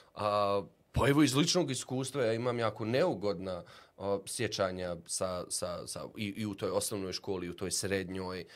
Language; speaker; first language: Bosnian; native; Bosnian